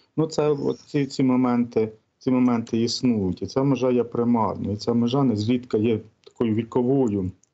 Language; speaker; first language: Ukrainian; native; Ukrainian